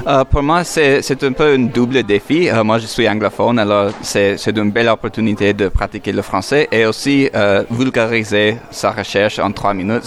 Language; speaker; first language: French; non-native, local second language; English